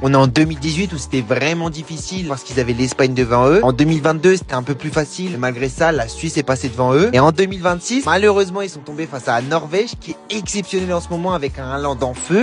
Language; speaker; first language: French; native; French